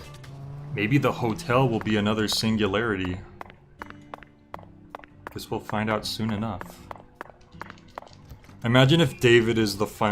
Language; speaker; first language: English; native; English